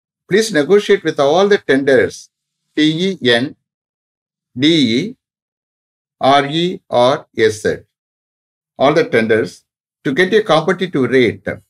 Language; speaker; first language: English; non-native, local second language; Tamil